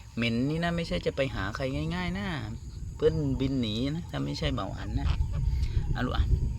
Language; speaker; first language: Thai; native; Thai